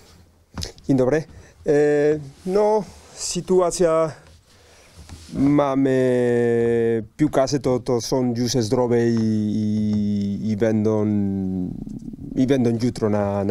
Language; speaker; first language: Polish; non-native, learner; Spanish